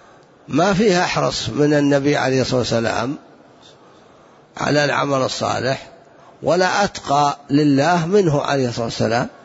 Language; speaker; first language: Arabic; native; Arabic